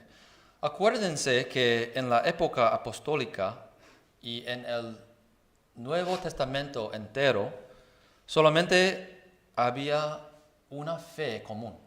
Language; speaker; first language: Spanish; non-native, fluent; Chinese